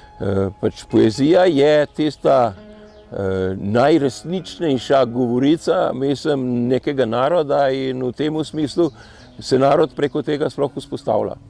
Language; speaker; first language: Slovenian; native; Slovenian